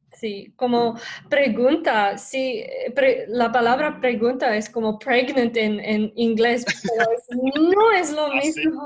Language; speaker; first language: Spanish; non-native, learner; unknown